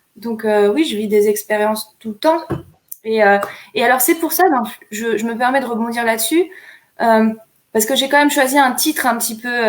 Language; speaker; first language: French; native; French